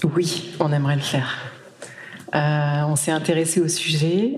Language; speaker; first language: French; native; French